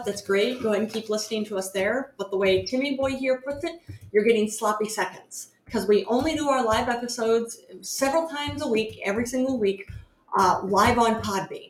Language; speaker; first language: English; native; English